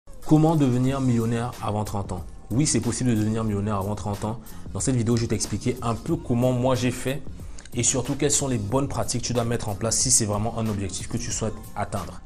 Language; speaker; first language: French; native; French